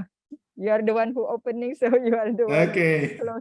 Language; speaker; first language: English; non-native, fluent; Indonesian